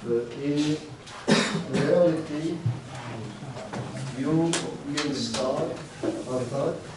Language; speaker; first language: English; non-native, learner; Czech